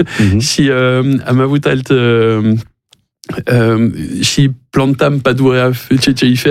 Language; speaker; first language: Romanian; non-native, learner; French